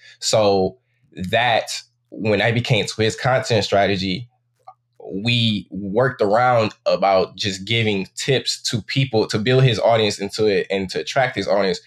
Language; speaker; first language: English; native; English